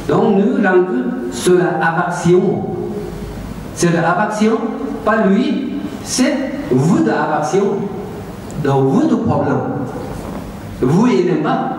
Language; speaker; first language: French; non-native, learner; Tibetan